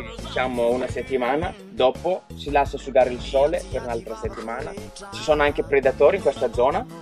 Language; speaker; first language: Italian; non-native, fluent; Malagasy